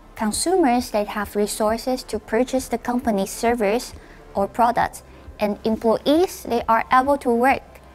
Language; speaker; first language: English; non-native, fluent; Chinese